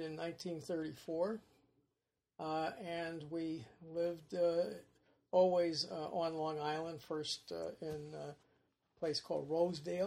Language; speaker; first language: English; native; English